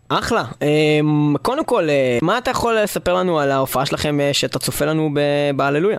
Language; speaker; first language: Hebrew; native; Hebrew